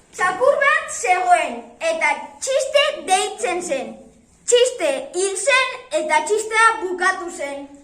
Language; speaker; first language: Basque; non-native, learner; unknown